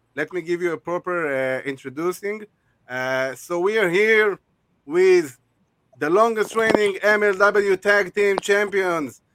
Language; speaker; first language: English; non-native, fluent; Hebrew